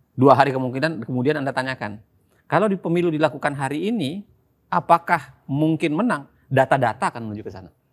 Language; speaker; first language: Indonesian; native; Indonesian